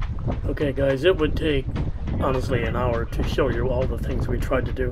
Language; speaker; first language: English; native; English